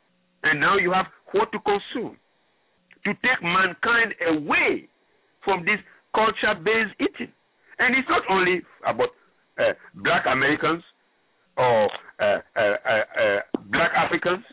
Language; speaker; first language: English; non-native, local second language; French